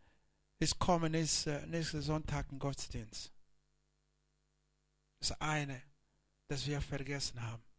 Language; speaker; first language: German; non-native, learner; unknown